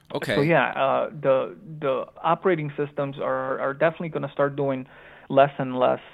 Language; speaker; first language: English; early bilingual, other home language; Romanian